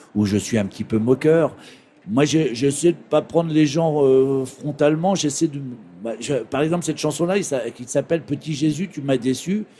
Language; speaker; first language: French; native; French